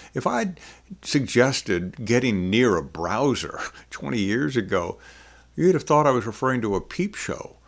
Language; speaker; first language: English; native; English